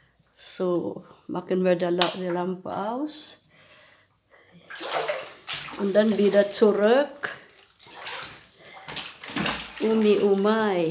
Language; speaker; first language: German; non-native, learner; Filipino